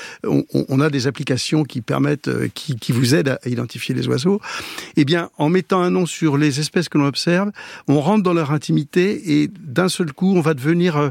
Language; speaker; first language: French; native; French